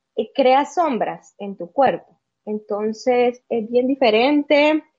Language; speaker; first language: Spanish; native; Spanish